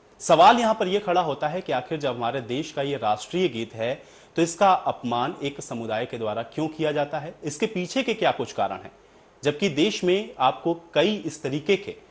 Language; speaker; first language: Hindi; native; Hindi